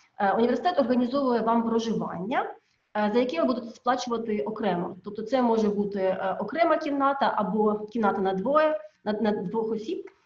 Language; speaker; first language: Ukrainian; native; Ukrainian